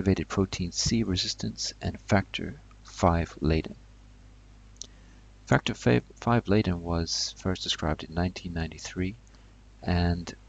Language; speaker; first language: English; native; English